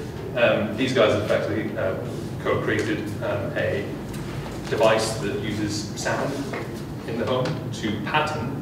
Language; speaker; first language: English; native; English